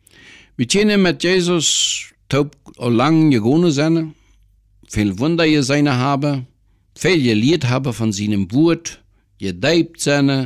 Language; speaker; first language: German; non-native, learner; Plautdietsch